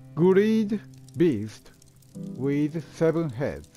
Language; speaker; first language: English; non-native, learner; Japanese